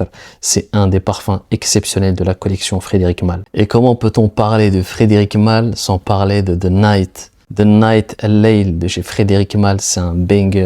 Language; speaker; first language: French; native; French